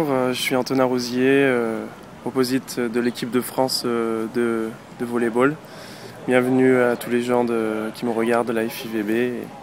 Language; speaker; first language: French; native; French